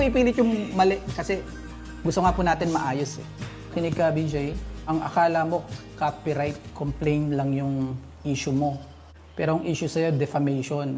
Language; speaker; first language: Filipino; native; Filipino